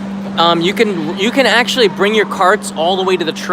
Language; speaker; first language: English; native; English